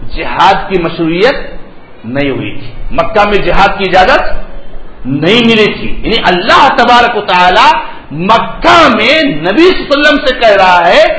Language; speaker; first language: Urdu; native; Urdu